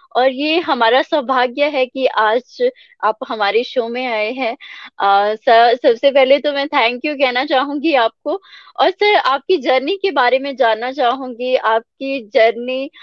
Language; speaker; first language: Hindi; native; Hindi